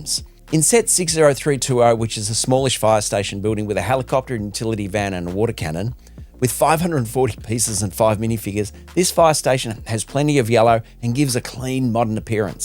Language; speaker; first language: English; native; English